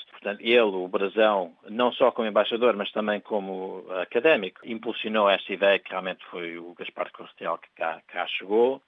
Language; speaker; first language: Portuguese; early bilingual, heritage; Portuguese